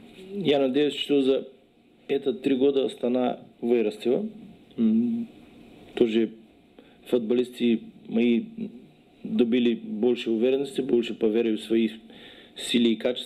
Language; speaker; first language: Russian; non-native, learner; Bulgarian